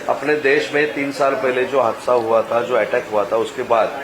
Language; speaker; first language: Hindi; non-native, local second language; Marathi